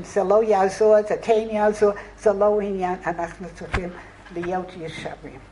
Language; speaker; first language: Hebrew; non-native, fluent; English